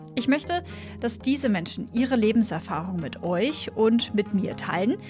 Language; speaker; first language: German; native; German